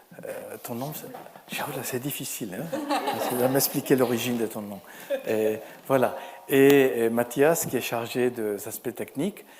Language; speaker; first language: French; non-native, fluent; Spanish